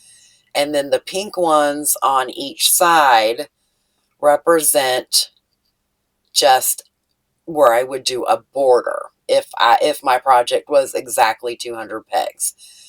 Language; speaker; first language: English; native; English